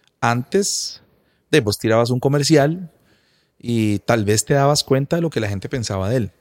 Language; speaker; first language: Spanish; native; Spanish